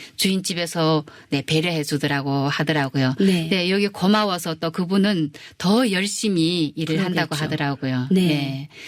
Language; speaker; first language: Korean; early bilingual, heritage; Korean